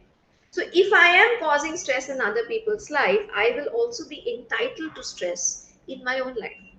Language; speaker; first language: English; non-native, local second language; Hindi